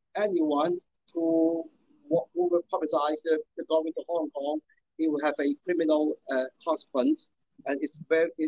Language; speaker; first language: English; non-native, local second language; Cantonese